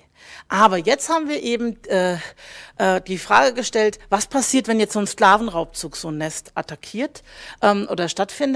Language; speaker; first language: German; native; German